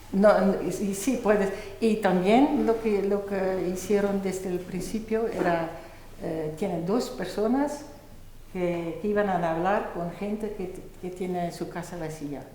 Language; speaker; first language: Spanish; non-native, fluent; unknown